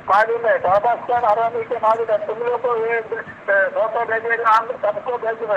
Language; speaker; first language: Hindi; non-native, local second language; Malayalam